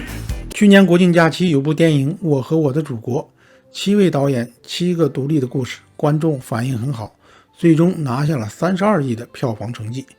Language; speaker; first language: Chinese; native; Chinese